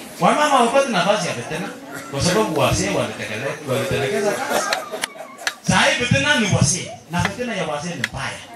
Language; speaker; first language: Swahili; non-native, local second language; Kalenjin